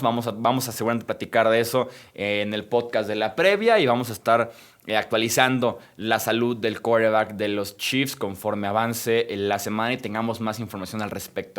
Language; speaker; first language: Spanish; native; Spanish